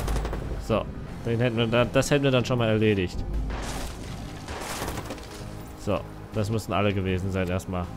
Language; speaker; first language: German; native; German